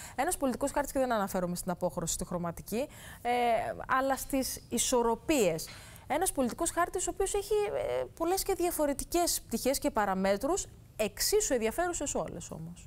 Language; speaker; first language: Greek; native; Greek